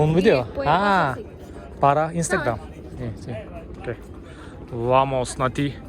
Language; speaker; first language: Spanish; non-native, learner; Turkish